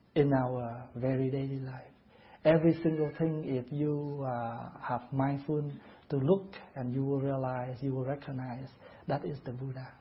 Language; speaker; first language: English; non-native, fluent; Vietnamese